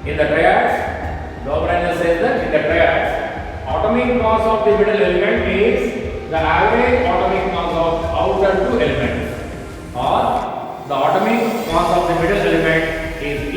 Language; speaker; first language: English; non-native, local second language; Kannada